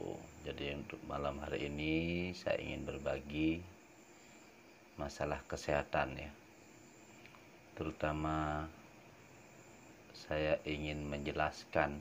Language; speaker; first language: Indonesian; native; Indonesian